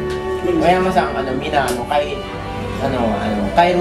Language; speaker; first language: Japanese; non-native, learner; Filipino